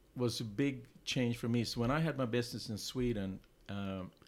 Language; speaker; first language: English; non-native, fluent; Swedish